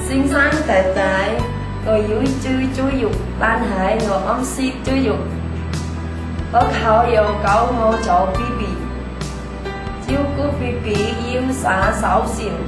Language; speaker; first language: Cantonese; non-native, learner; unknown